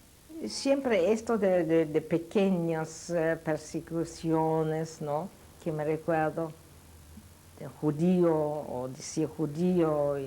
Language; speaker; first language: Spanish; non-native, fluent; Yiddish